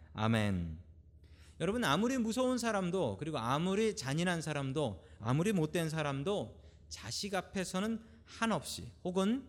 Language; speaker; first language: Korean; native; Korean